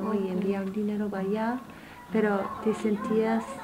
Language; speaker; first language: Spanish; non-native, fluent; English